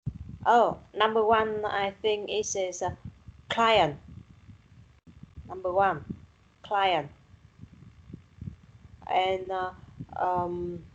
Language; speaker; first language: English; non-native, learner; Vietnamese